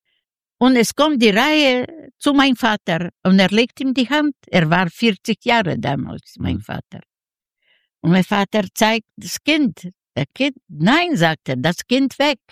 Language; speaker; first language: German; non-native, learner; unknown